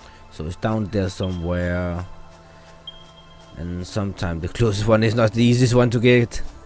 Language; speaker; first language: English; non-native, fluent; Danish